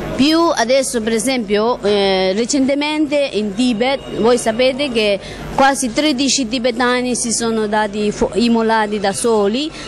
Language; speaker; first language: Italian; non-native, learner; Chinese